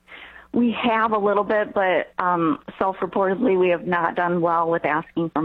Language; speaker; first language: English; native; English